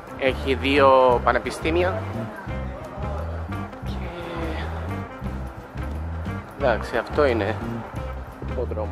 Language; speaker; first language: Greek; non-native, learner; Spanish